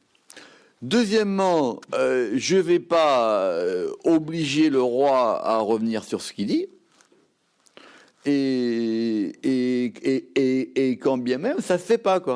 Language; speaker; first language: French; native; French